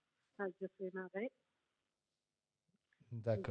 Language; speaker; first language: French; non-native, learner; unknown